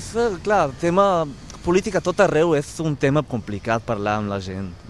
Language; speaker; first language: Catalan; non-native, fluent; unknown